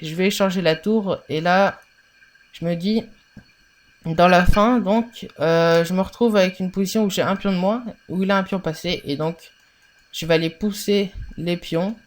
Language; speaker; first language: French; native; French